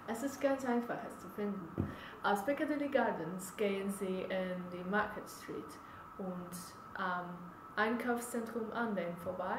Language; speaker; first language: German; non-native, learner; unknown